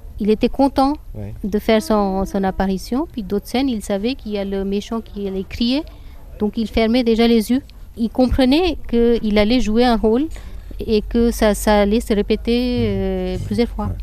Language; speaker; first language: French; non-native, fluent; Hindi